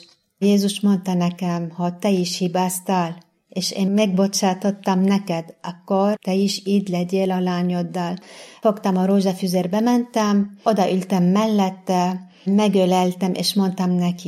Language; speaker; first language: Hungarian; non-native, learner; Arabic